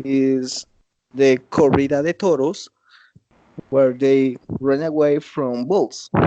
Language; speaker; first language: English; non-native, learner; Spanish